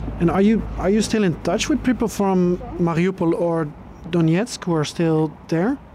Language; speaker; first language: English; non-native, fluent; Dutch